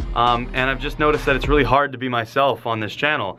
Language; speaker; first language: English; native; English